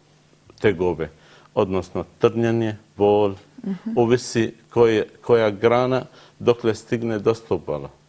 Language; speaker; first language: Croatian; non-native, learner; Arabic